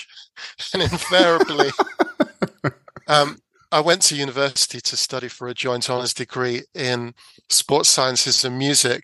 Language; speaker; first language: English; native; English